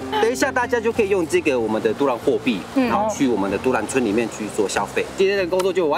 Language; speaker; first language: Chinese; native; Chinese